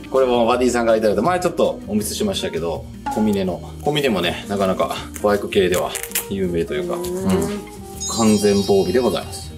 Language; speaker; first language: Japanese; native; Japanese